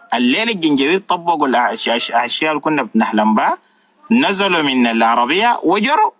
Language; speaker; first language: Arabic; native; Arabic